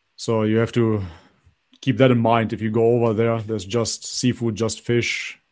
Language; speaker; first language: English; non-native, fluent; Macedonian